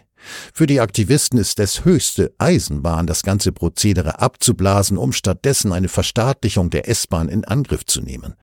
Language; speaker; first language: German; native; German